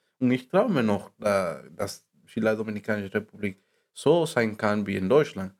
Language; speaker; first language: German; non-native, learner; Spanish